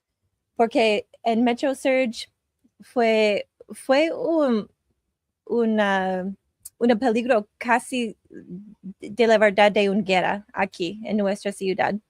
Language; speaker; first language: Spanish; non-native, learner; English